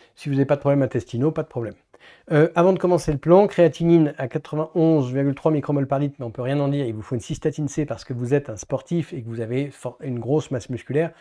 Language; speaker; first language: French; native; French